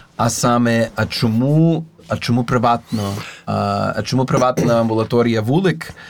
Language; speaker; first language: Ukrainian; native; Ukrainian